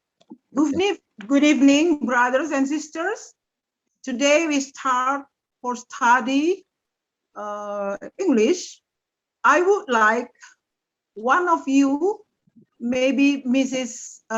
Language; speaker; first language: English; non-native, learner; Indonesian